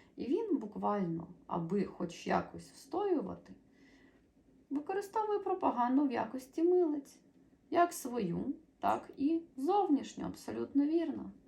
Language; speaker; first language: Ukrainian; native; Ukrainian